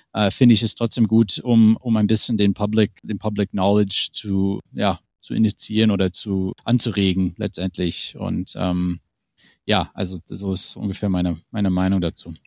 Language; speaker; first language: German; non-native, fluent; English